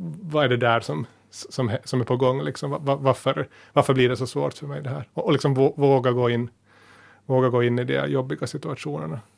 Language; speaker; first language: Swedish; native; Swedish